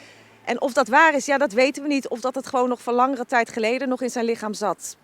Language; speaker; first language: Dutch; native; Dutch